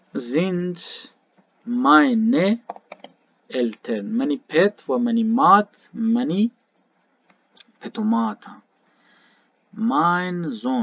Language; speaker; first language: German; non-native, learner; Baluchi